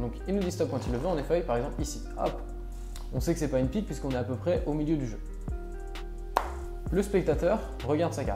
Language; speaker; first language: French; native; French